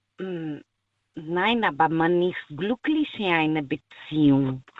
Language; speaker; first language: German; non-native, learner; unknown